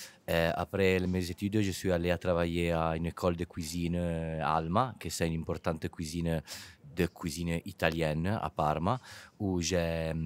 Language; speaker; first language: French; non-native, fluent; Italian